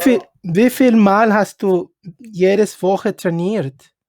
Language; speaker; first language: German; non-native, learner; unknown